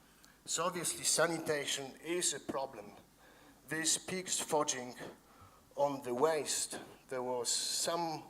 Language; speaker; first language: English; non-native, fluent; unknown